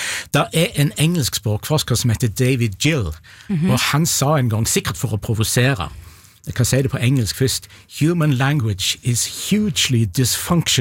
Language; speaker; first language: Norwegian; native; Norwegian